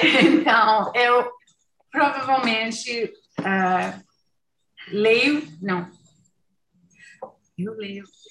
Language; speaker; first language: Portuguese; non-native, learner; English